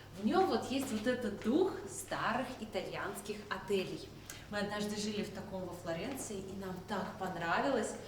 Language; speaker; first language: Russian; native; Russian